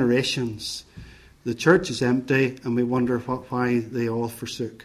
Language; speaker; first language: English; native; English